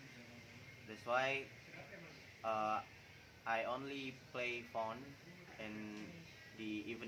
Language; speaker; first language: English; non-native, learner; Indonesian